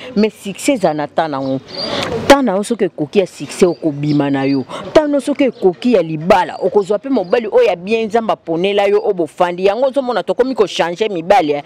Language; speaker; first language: Lingala; native; Lingala